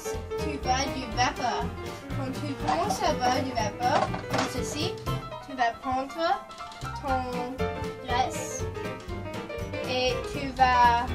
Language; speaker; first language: French; non-native, learner; English